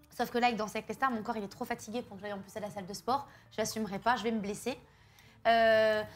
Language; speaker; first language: French; native; French